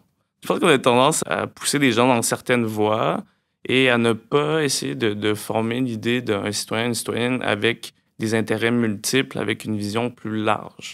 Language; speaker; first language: French; native; French